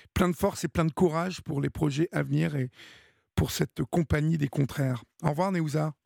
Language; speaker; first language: French; native; French